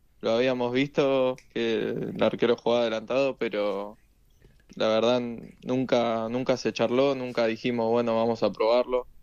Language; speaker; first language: Spanish; native; Spanish